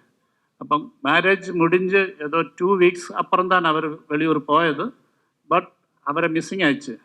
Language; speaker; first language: Tamil; non-native, local second language; Malayalam